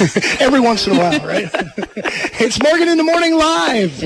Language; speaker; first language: English; native; English